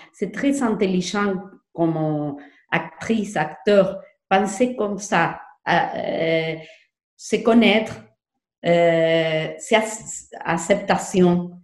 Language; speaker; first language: French; non-native, learner; Spanish